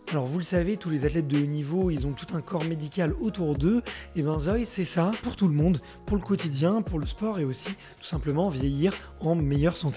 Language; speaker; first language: French; native; French